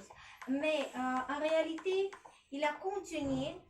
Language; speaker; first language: French; non-native, learner; Russian